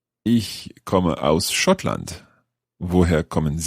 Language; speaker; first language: German; non-native, learner; English